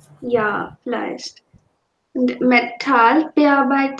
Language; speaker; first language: German; non-native, fluent; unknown